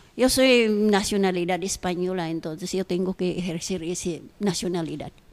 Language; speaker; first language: Spanish; non-native, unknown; Filipino